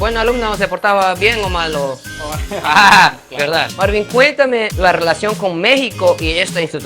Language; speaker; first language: Spanish; non-native, fluent; English